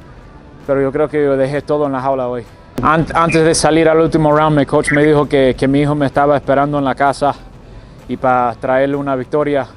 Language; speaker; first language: Spanish; early bilingual, heritage; Spanish